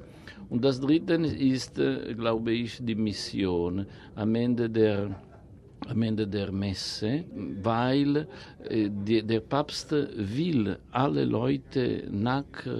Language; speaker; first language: German; non-native, fluent; Italian